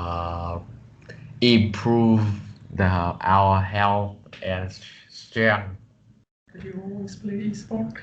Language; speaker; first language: English; non-native, learner; Vietnamese